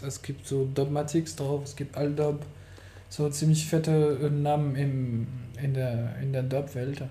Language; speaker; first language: German; non-native, fluent; French